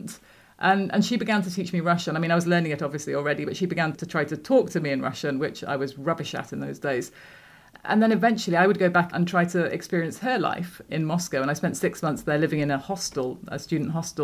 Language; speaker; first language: English; native; English